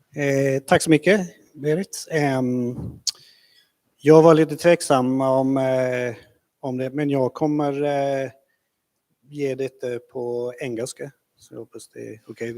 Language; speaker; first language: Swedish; non-native, fluent; English